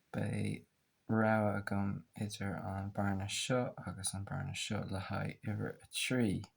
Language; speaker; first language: Irish; native; Irish